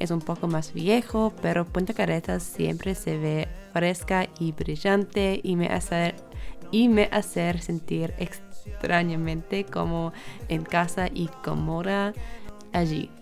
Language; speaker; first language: Spanish; non-native, learner; English